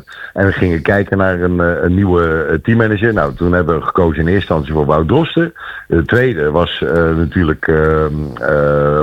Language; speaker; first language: Dutch; native; Dutch